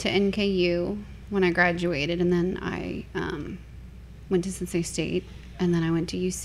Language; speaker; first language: English; native; English